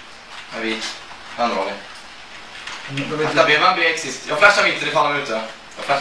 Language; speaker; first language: Swedish; native; Swedish